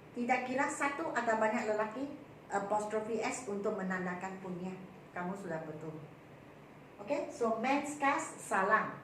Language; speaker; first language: Malay; non-native, local second language; Chinese